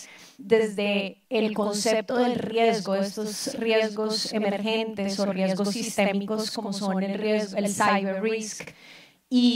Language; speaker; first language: Spanish; native; Spanish